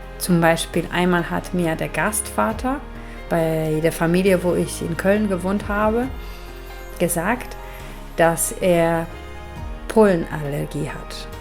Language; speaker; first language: German; non-native, fluent; Polish